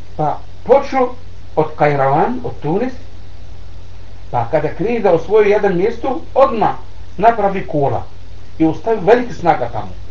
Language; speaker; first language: Bosnian; non-native, learner; Arabic